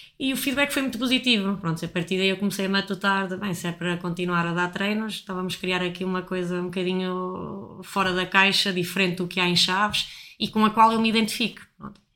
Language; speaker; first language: Portuguese; native; Portuguese